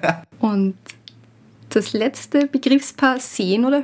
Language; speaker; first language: German; native; German